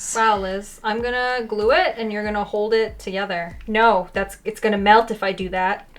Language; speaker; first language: English; native; English